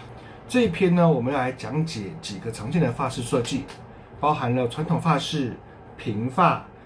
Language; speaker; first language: Chinese; native; Chinese